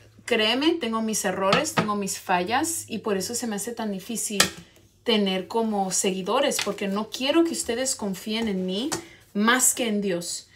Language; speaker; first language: Spanish; early bilingual, heritage; Spanish